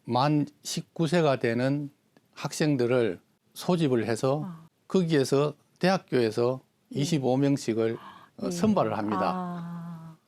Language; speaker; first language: Korean; native; Korean